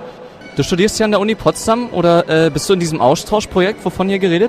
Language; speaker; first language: German; native; German